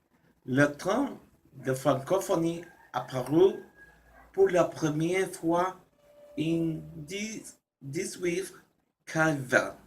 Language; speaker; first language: French; non-native, learner; Spanish